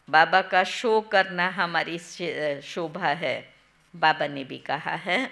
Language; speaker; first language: Hindi; non-native, local second language; Gujarati